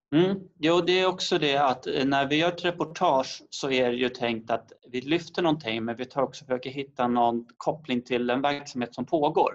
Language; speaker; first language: Swedish; native; Swedish